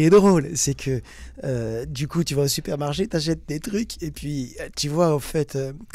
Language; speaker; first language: French; native; French